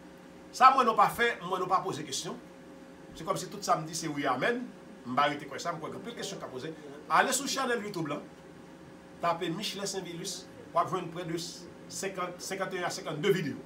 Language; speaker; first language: French; non-native, local second language; Haitian Creole